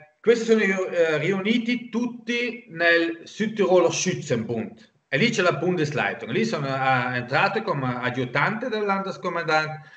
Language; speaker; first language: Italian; non-native, local second language; German